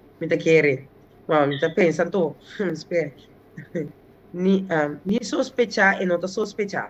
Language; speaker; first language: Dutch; non-native, local second language; Papiamento